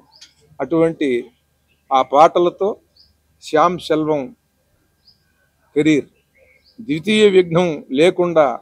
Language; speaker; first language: Telugu; native; Telugu